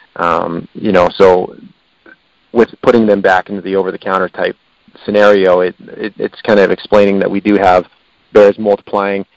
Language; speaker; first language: English; native; English